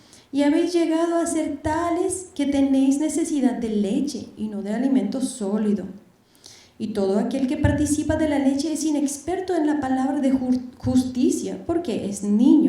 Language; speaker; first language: Spanish; non-native, fluent; Bulgarian